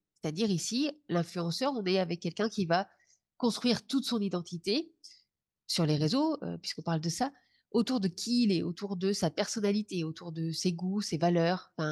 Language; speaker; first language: French; native; French